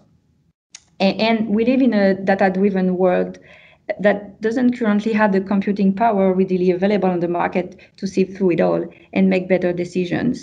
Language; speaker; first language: English; non-native, fluent; French